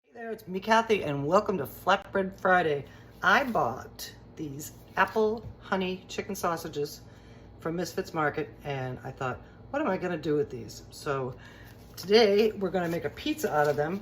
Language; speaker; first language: English; native; English